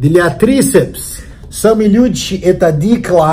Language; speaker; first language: Russian; non-native, learner; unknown